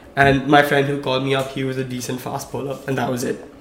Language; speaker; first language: English; non-native, local second language; Hindi